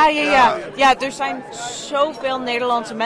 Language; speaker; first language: Dutch; non-native, fluent; English